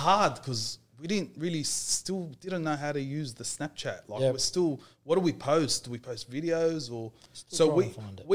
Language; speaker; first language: English; native; English